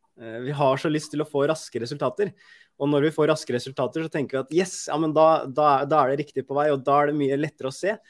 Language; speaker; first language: Norwegian; native; Norwegian